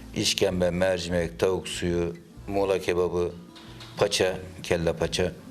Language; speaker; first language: Turkish; native; Turkish